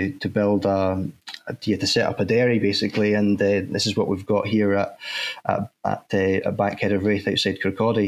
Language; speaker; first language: English; native; English